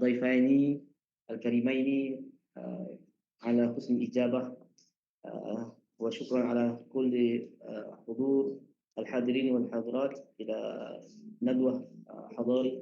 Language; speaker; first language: Arabic; non-native, learner; Malay